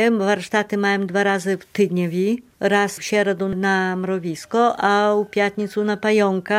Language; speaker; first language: Polish; non-native, local second language; Belarusian